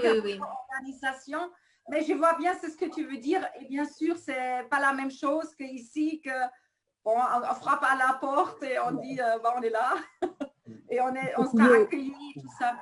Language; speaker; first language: French; non-native, fluent; German